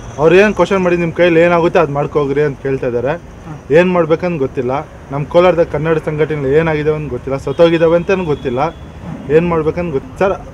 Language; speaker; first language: Kannada; native; Kannada